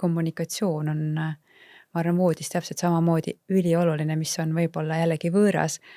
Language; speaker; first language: Estonian; native; Estonian